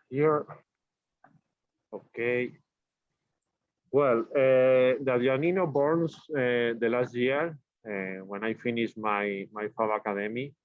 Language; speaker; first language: English; non-native, learner; Spanish